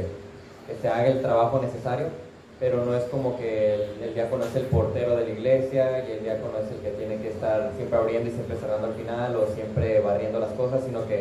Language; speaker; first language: Spanish; native; Spanish